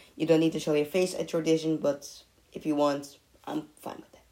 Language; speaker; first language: English; non-native, fluent; Dutch